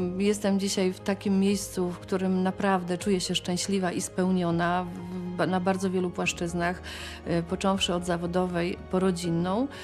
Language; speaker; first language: Polish; native; Polish